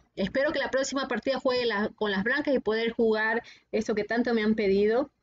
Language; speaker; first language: Spanish; native; Spanish